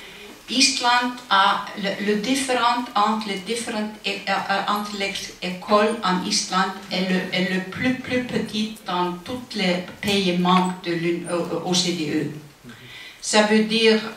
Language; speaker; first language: French; non-native, learner; Icelandic